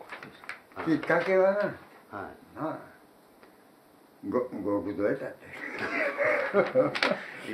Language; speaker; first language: Japanese; native; Japanese